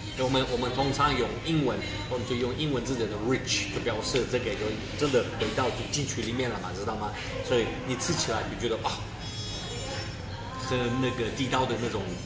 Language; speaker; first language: Chinese; native; Chinese